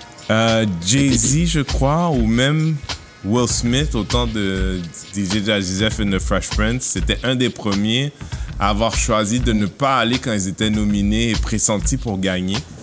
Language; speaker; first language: French; early bilingual, heritage; French